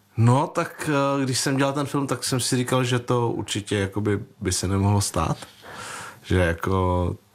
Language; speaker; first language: Czech; early bilingual, other home language; Vietnamese